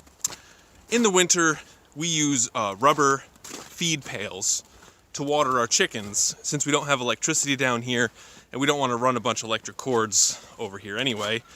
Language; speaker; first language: English; native; English